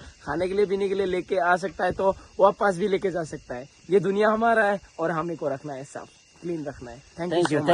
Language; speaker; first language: Hindi; native; Hindi